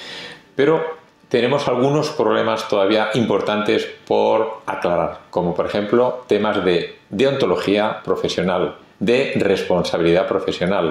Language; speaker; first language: Spanish; native; Spanish